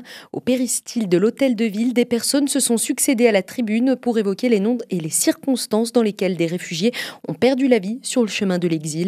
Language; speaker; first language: French; native; French